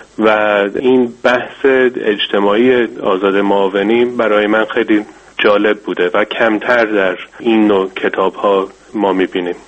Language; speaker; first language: Persian; early bilingual, heritage; Persian